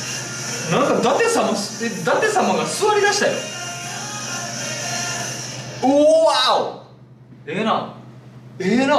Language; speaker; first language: Japanese; native; Japanese